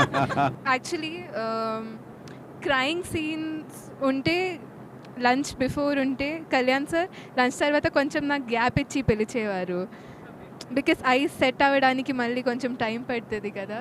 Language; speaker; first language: Telugu; non-native, fluent; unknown